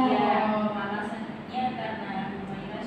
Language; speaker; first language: Indonesian; non-native, learner; Arabic